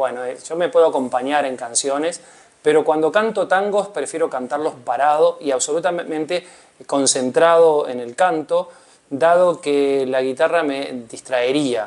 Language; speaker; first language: Spanish; native; Spanish